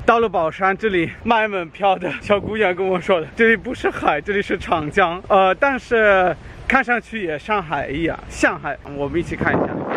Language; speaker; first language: Chinese; non-native, fluent; German